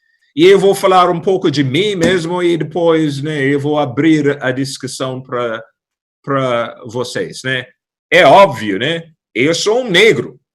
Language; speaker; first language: Portuguese; non-native, fluent; English